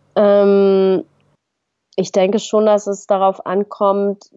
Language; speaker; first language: German; native; German